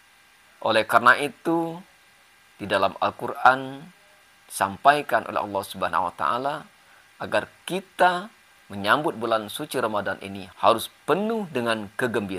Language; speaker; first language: Indonesian; native; Indonesian